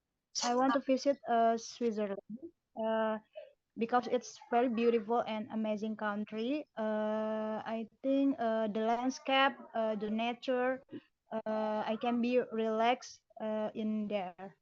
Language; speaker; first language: English; non-native, learner; Indonesian